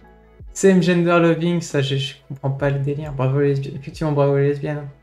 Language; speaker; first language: French; native; French